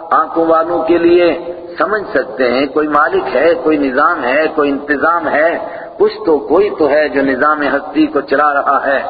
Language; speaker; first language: Urdu; non-native, local second language; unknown